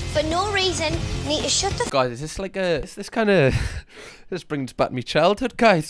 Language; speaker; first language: English; native; English